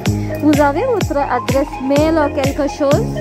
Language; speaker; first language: French; non-native, learner; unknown